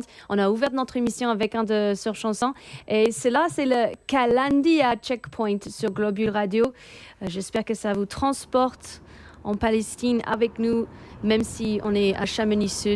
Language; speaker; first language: French; native; French